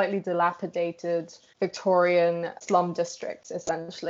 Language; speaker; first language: English; non-native, local second language; Cantonese